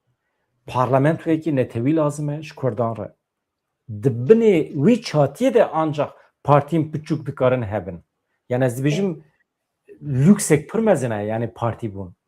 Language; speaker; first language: Kurdish; native; Kurdish